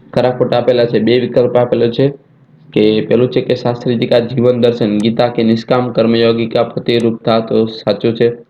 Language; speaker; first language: Hindi; non-native, local second language; Gujarati